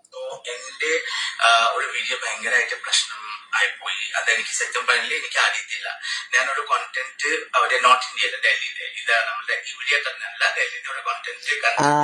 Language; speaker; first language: Malayalam; non-native, fluent; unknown